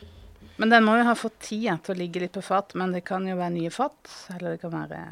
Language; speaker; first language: Norwegian; native; Norwegian